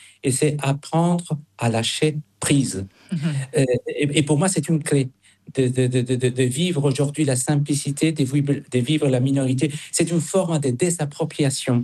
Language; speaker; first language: French; non-native, fluent; Spanish